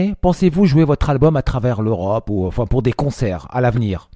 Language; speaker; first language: French; native; French